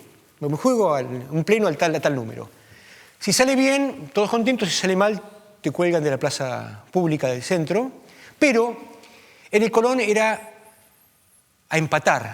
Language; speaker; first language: Spanish; native; Spanish